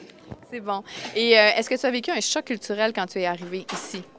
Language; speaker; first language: French; native; French